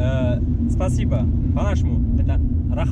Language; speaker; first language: Russian; non-native, fluent; Tajik